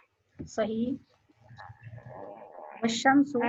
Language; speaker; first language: Arabic; non-native, fluent; Urdu